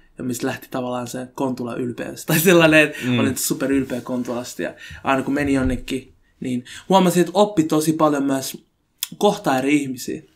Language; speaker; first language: Finnish; early bilingual, other home language; Somali